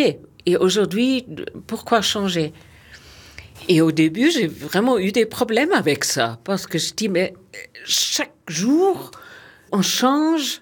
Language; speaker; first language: French; non-native, fluent; German